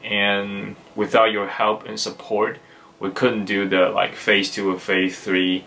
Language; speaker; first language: English; non-native, fluent; Chinese